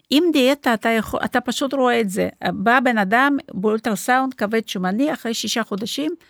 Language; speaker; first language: Hebrew; non-native, fluent; Russian